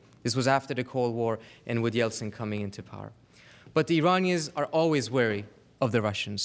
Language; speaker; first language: English; non-native, fluent; Persian